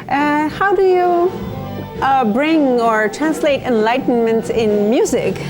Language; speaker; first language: English; non-native, fluent; Dutch